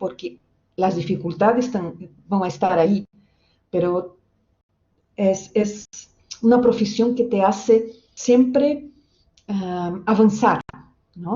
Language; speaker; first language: Spanish; non-native, fluent; Portuguese